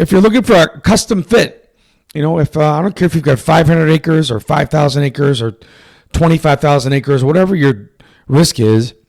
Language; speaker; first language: English; native; English